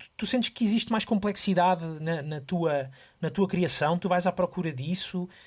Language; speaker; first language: Portuguese; native; Portuguese